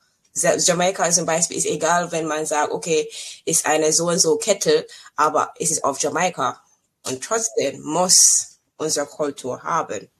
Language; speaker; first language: German; non-native, learner; English